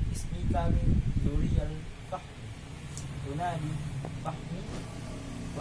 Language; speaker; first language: Arabic; non-native, learner; Indonesian